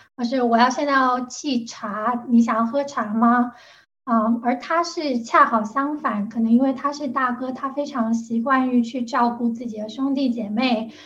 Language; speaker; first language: Chinese; non-native, local second language; Cantonese